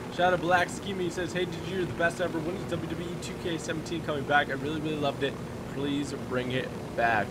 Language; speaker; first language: English; native; English